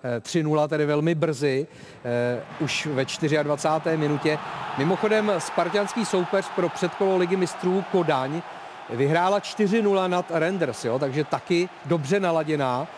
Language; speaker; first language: Czech; native; Czech